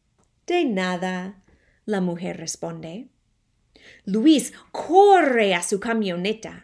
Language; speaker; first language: Spanish; non-native, fluent; English